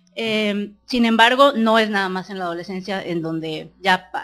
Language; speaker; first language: Spanish; native; Spanish